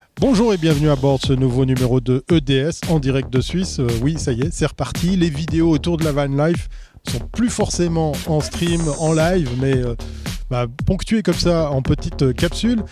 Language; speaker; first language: French; native; French